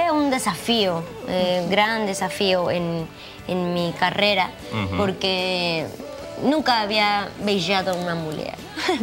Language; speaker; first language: Portuguese; non-native, learner; Spanish